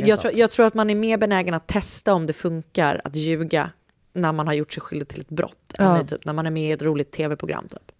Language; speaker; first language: Swedish; native; Swedish